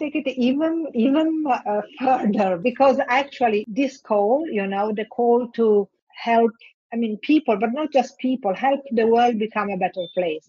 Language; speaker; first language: English; non-native, fluent; Italian